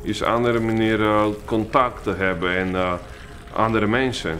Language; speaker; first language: Dutch; non-native, fluent; Georgian